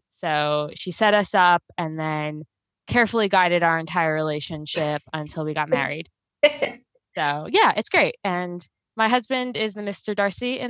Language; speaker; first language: English; native; English